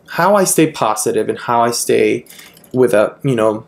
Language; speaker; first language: English; non-native, fluent; Spanish